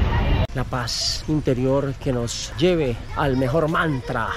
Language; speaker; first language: Spanish; native; Spanish